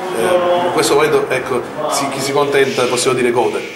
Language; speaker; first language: Italian; native; Italian